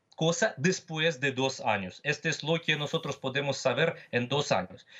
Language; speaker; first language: Spanish; non-native, fluent; Russian